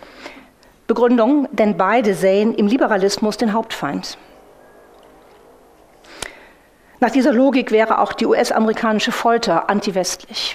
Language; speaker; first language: German; native; German